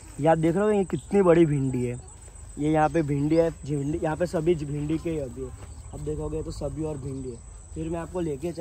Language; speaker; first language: Hindi; non-native, local second language; Gujarati